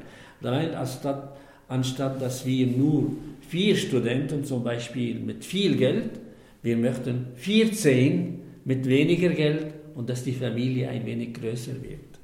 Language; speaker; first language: German; non-native, fluent; Arabic